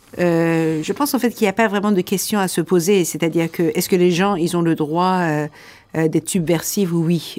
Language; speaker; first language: French; non-native, fluent; Persian